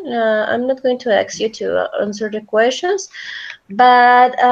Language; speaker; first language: English; non-native, fluent; Spanish